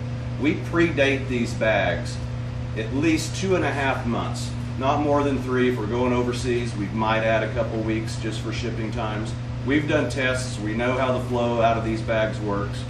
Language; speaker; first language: English; native; English